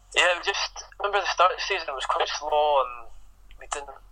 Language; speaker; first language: English; native; English